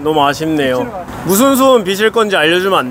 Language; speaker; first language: Korean; native; Korean